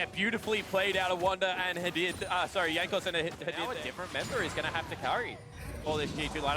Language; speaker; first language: English; native; English